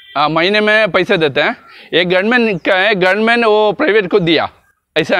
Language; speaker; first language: Hindi; non-native, local second language; Malayalam